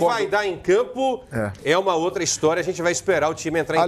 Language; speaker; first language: Portuguese; native; Portuguese